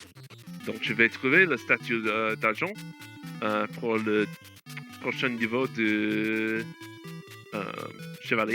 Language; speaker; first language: French; non-native, learner; English